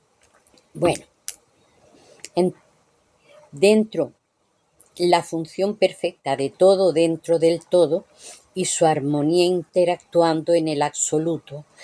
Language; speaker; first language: Spanish; native; Spanish